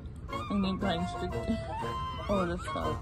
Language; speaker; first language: Dutch; early bilingual, heritage; English